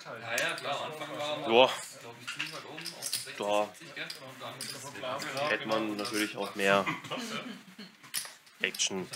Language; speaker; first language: German; native; German